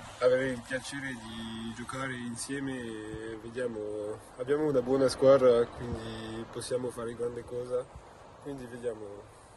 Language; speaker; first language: Italian; non-native, learner; French